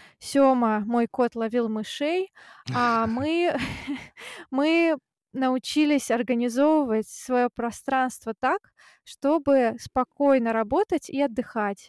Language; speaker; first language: Russian; native; Russian